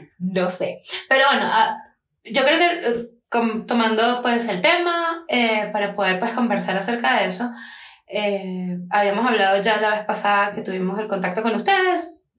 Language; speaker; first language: Spanish; native; Spanish